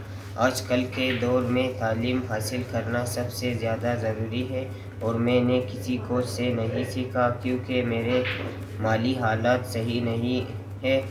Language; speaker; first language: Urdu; non-native, local second language; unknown